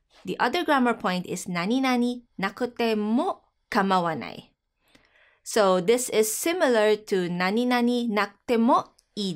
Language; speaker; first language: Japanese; non-native, fluent; Filipino